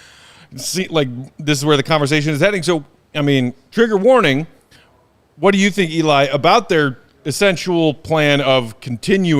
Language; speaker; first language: English; native; English